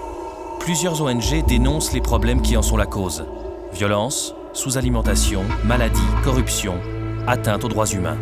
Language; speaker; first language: French; native; French